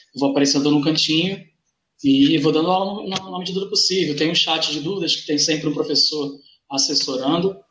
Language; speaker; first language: Portuguese; native; Portuguese